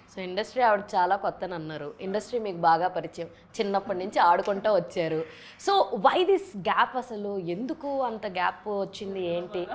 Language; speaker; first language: Telugu; native; Telugu